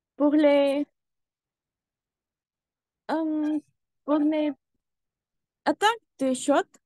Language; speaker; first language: French; non-native, learner; Spanish